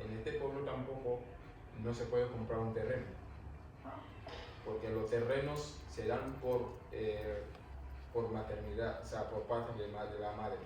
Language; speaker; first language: Spanish; non-native, fluent; Wolof